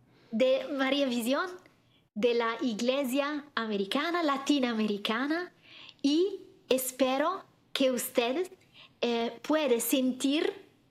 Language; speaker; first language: Spanish; non-native, learner; Italian